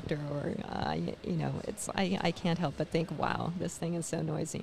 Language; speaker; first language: English; native; English